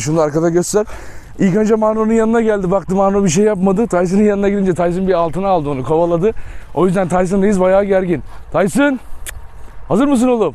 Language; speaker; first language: Turkish; native; Turkish